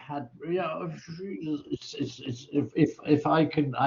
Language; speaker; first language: English; native; English